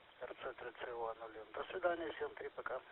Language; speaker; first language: Russian; native; Russian